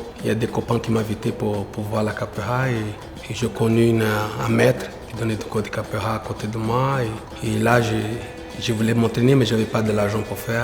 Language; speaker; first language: French; non-native, fluent; Portuguese